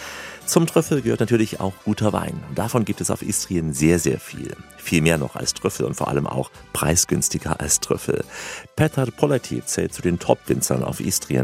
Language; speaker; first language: German; native; German